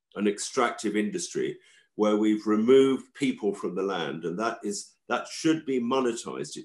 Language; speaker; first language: English; native; English